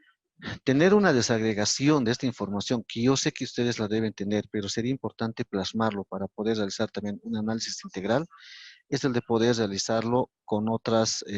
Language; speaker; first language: Spanish; native; Spanish